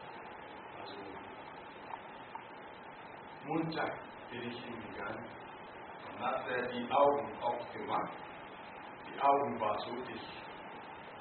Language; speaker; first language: German; non-native, learner; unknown